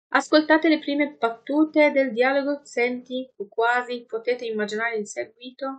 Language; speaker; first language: Italian; non-native, fluent; Arabic